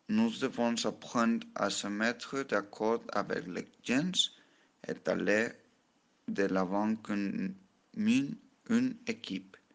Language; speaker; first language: French; non-native, learner; Spanish